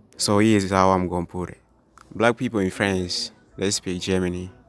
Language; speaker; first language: English; non-native, local second language; Swahili